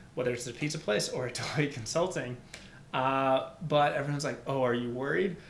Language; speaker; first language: English; early bilingual, other home language; Albanian